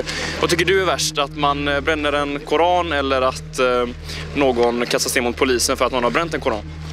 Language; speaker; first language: Swedish; native; Swedish